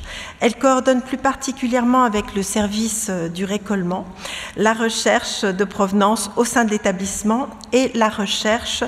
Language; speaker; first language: French; native; French